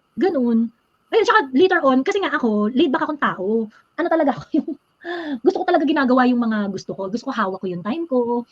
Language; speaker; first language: Filipino; native; Filipino